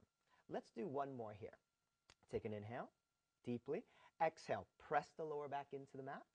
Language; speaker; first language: English; native; English